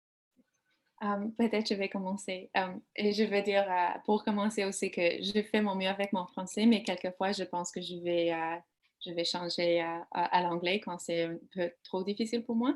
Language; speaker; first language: French; non-native, learner; English